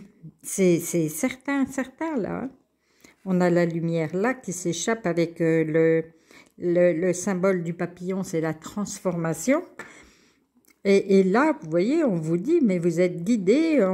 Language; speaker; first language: French; native; French